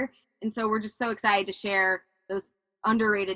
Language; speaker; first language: English; native; English